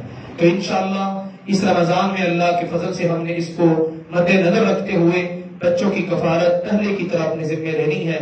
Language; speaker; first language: Urdu; native; Urdu